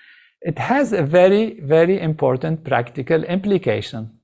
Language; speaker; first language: English; non-native, fluent; Arabic